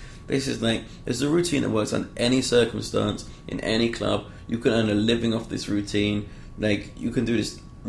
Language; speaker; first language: English; native; English